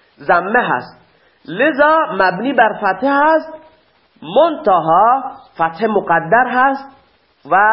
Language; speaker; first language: Persian; non-native, local second language; Baluchi